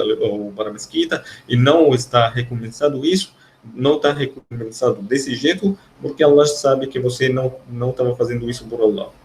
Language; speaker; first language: Portuguese; non-native, fluent; Arabic